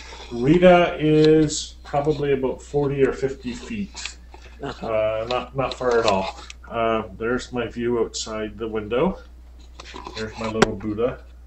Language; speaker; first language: English; native; English